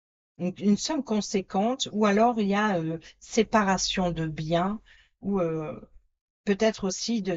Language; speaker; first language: French; native; French